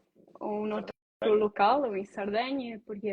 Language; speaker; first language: Portuguese; non-native, learner; Italian